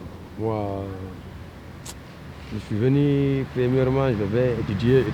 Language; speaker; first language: French; non-native, learner; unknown